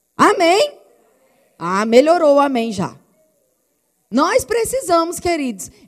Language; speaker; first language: Portuguese; native; Portuguese